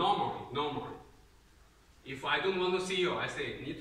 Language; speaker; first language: English; non-native, learner; Chinese